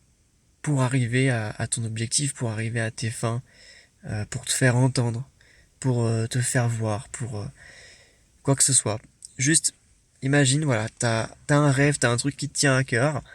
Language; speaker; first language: French; native; French